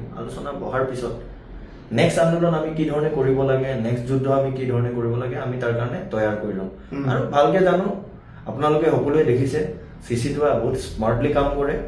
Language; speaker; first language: Assamese; non-native, local second language; Mising